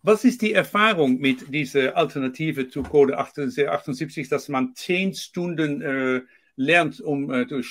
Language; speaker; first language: German; non-native, learner; Dutch